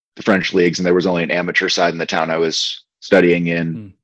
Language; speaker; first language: English; native; English